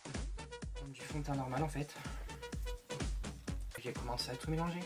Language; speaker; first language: French; native; French